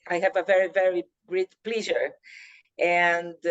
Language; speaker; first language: English; non-native, learner; Portuguese